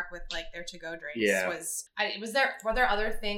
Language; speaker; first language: English; native; English